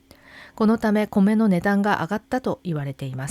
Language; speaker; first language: Japanese; non-native, fluent; Korean